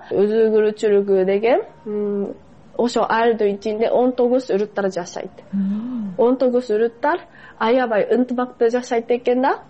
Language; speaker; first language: Kyrgyz; non-native, fluent; Japanese